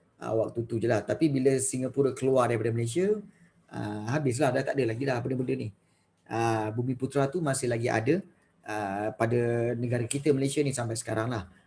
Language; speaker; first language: Malay; native; Malay